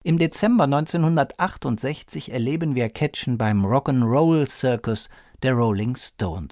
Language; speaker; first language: German; native; German